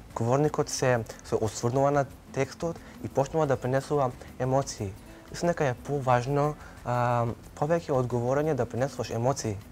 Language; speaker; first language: Macedonian; non-native, local second language; Turkish